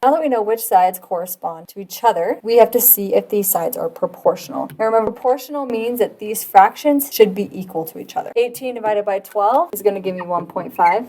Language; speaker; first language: English; native; English